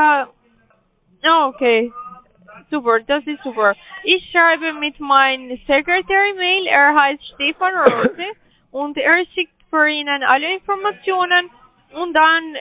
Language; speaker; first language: German; non-native, learner; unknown